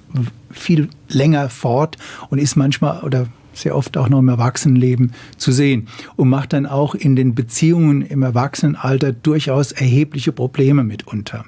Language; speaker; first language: German; native; German